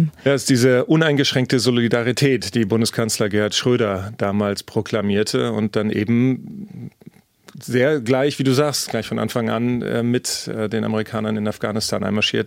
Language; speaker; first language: German; native; German